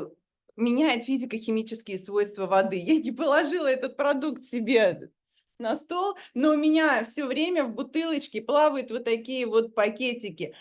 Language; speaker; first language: Russian; native; Russian